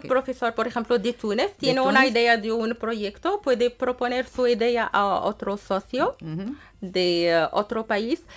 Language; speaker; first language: Spanish; non-native, fluent; Arabic